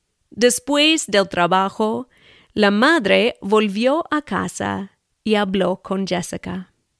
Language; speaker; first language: Spanish; non-native, fluent; English